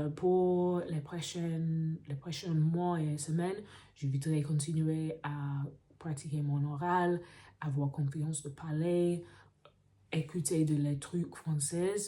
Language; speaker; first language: French; non-native, learner; English